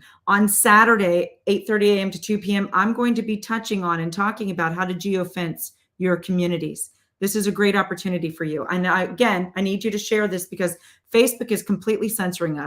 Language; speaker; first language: English; native; English